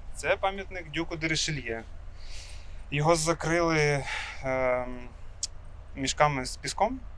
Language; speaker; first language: Ukrainian; non-native, local second language; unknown